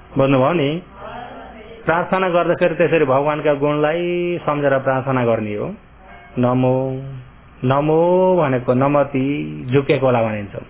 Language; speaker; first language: Nepali; early bilingual, heritage; Nepali